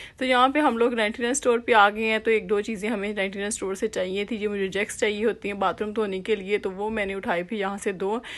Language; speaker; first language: Urdu; native; Urdu